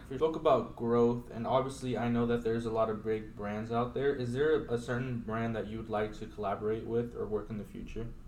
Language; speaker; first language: English; native; English